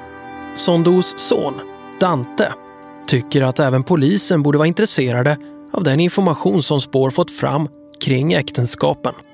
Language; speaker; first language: Swedish; native; Swedish